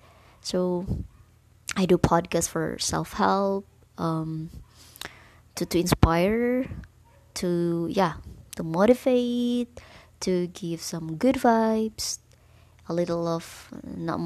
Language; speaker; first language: English; non-native, local second language; Cebuano